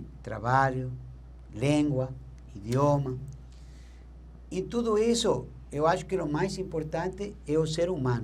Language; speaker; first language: Portuguese; non-native, learner; Spanish